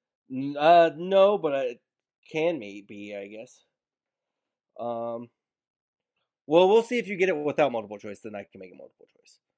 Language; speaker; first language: English; native; English